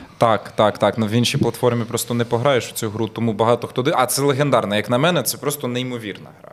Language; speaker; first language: Ukrainian; native; Ukrainian